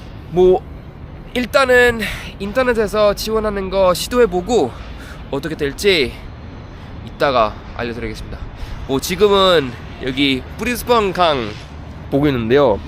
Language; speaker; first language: Korean; native; Korean